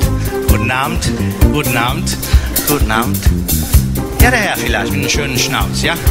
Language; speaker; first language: German; non-native, fluent; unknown